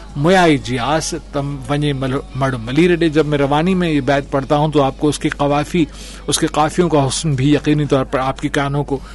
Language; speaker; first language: Urdu; non-native, local second language; Sindhi